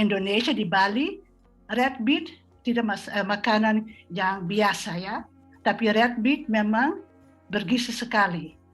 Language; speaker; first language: Indonesian; non-native, fluent; Dutch